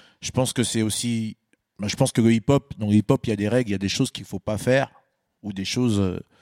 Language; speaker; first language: French; early bilingual, other home language; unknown